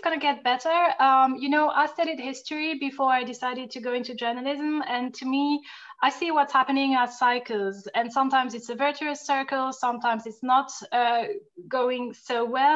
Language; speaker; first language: English; non-native, fluent; French